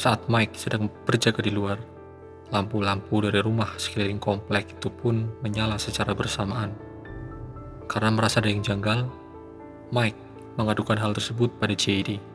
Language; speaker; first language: Indonesian; native; Indonesian